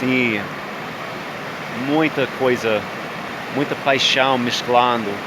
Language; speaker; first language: Portuguese; non-native, learner; English